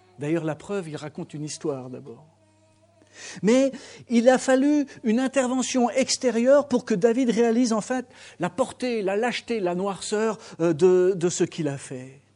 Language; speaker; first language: French; native; French